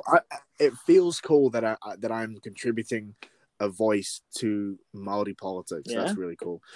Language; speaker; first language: English; native; English